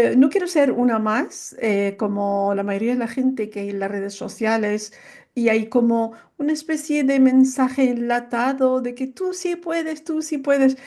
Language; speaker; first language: Spanish; non-native, fluent; Arabic